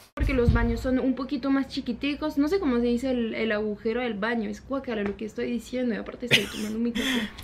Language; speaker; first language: Spanish; non-native, fluent; French